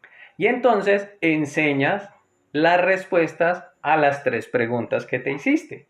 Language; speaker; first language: Spanish; native; Spanish